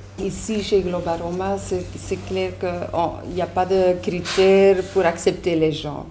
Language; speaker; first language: French; native; French